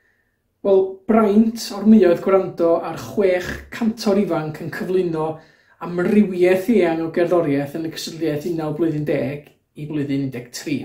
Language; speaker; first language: Welsh; native; Welsh